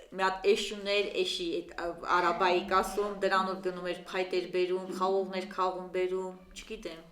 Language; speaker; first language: Armenian; native; Armenian